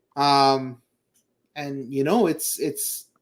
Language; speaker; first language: English; native; English